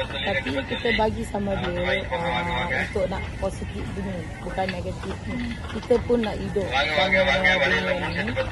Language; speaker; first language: Malay; non-native, local second language; Tamil